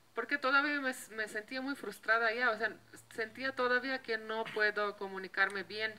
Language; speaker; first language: Spanish; non-native, fluent; Slovenian